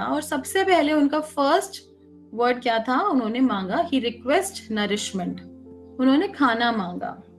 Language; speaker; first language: Hindi; native; Hindi